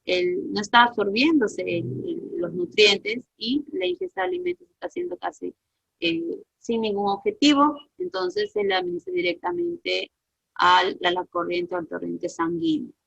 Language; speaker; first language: Spanish; native; Spanish